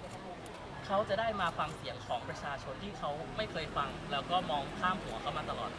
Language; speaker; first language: Thai; native; Thai